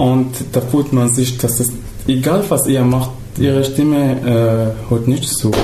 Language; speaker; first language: German; non-native, fluent; Arabic